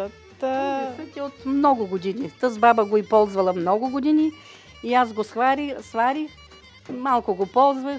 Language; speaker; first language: Bulgarian; native; Bulgarian